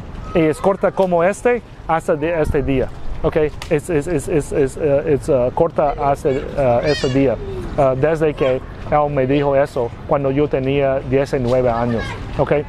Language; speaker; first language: Spanish; non-native, learner; Vietnamese